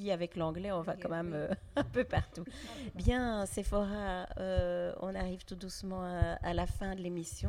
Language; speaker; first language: French; native; French